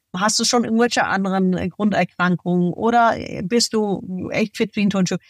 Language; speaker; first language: German; non-native, fluent; English